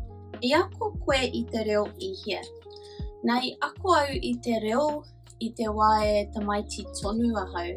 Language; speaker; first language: Māori; non-native, local second language; English